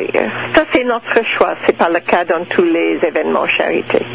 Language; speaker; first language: French; non-native, local second language; English